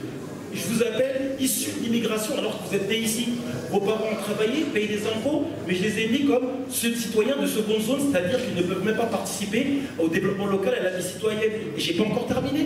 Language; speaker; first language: French; native; French